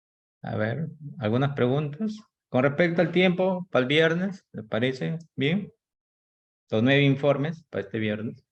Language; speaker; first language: Spanish; native; Spanish